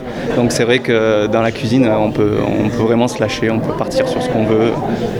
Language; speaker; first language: French; native; French